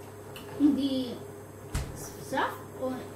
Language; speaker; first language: English; non-native, learner; Filipino